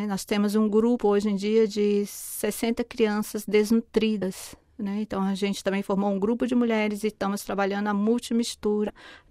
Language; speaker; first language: Portuguese; native; Portuguese